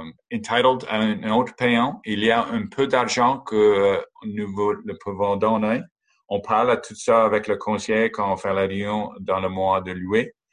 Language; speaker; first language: French; non-native, learner; English